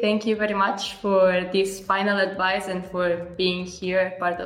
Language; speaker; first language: English; non-native, fluent; Catalan